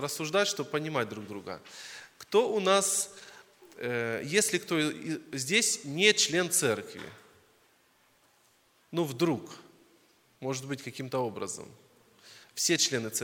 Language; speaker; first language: Russian; native; Russian